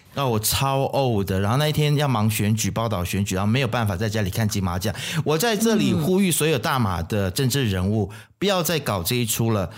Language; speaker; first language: Chinese; native; Chinese